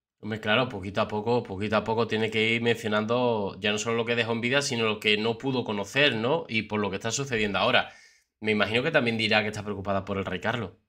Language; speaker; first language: Spanish; native; Spanish